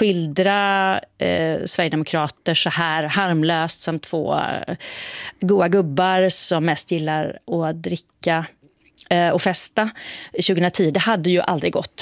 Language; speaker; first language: Swedish; native; Swedish